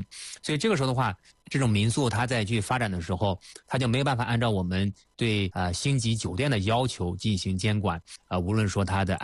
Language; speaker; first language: Chinese; native; Chinese